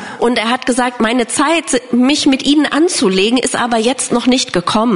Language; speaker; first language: German; non-native, fluent; English